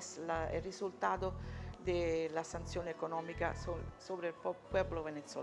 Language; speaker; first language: Spanish; non-native, learner; Italian